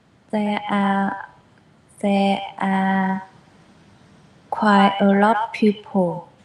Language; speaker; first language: English; non-native, learner; Vietnamese